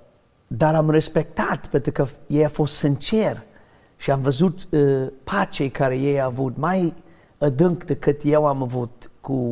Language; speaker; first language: Romanian; non-native, learner; English